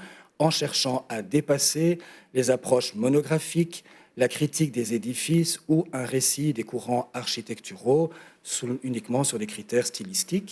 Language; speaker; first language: French; native; French